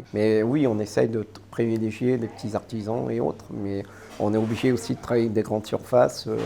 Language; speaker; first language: French; native; French